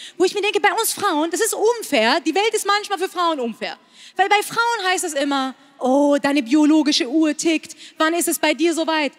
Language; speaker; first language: German; early bilingual, other home language; Persian